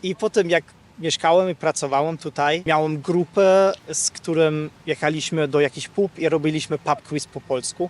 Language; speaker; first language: Polish; non-native, learner; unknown